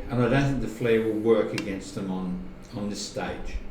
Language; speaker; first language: English; native; English